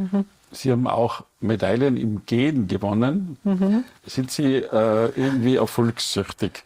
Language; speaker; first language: German; native; German